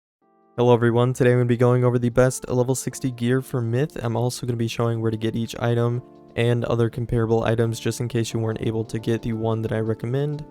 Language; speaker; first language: English; native; English